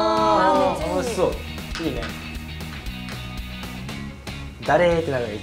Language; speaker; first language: Japanese; native; Japanese